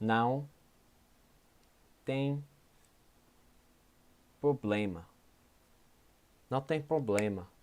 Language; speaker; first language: Portuguese; non-native, learner; English